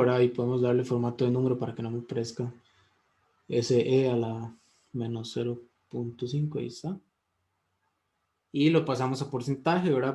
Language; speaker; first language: Spanish; native; Spanish